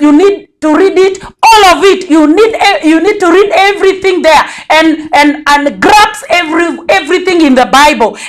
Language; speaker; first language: English; non-native, local second language; Swahili